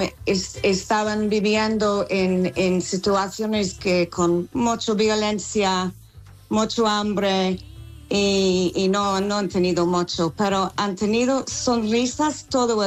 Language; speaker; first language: Spanish; non-native, fluent; English